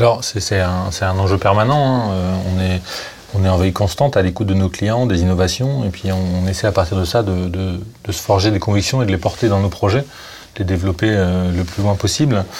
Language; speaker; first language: French; native; French